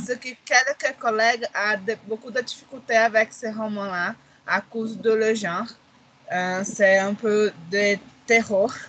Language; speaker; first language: French; non-native, learner; Portuguese